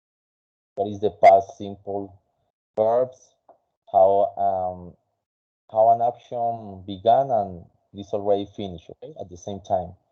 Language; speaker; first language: English; non-native, fluent; Spanish